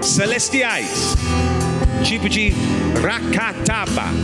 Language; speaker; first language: Portuguese; non-native, learner; English